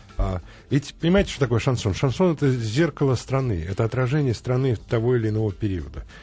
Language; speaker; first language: Russian; native; Russian